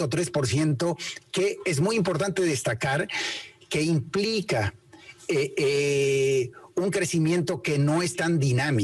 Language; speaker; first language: Spanish; native; Spanish